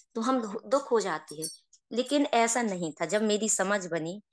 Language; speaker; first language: Hindi; native; Hindi